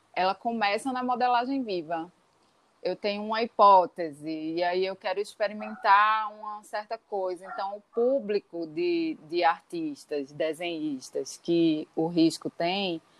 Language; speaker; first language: Portuguese; native; Portuguese